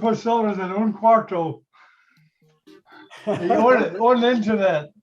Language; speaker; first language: Spanish; non-native, learner; English